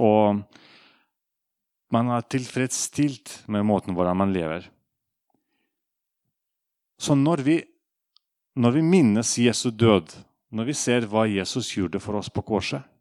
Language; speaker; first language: Norwegian; non-native, fluent; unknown